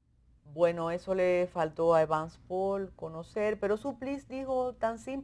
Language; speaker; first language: Spanish; native; Spanish